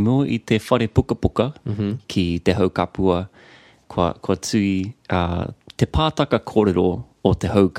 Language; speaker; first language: Māori; non-native, local second language; English